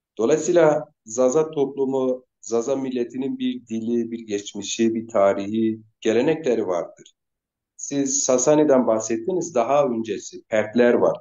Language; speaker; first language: Turkish; non-native, local second language; Zaza